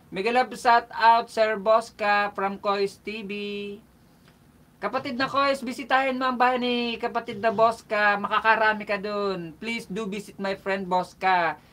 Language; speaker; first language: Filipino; non-native, local second language; Bikol